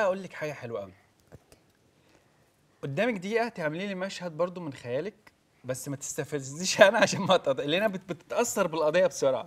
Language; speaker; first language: Arabic; native; Arabic